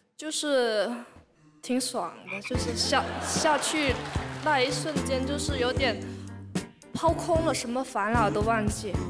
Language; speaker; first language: Chinese; native; Chinese